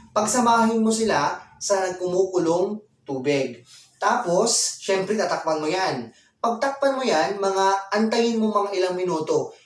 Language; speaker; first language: Filipino; non-native, local second language; Waray